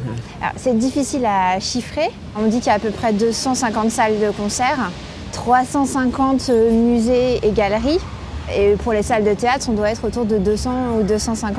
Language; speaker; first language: French; native; French